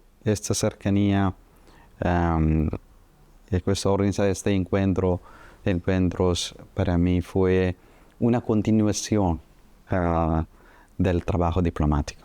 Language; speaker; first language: Spanish; non-native, fluent; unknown